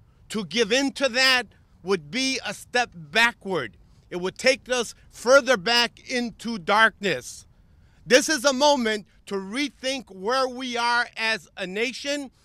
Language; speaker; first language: English; non-native, fluent; Spanish